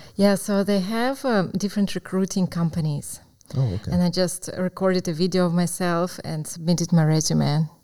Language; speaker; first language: English; non-native, fluent; Ukrainian